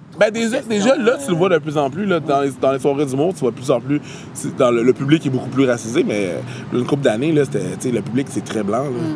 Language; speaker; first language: French; native; French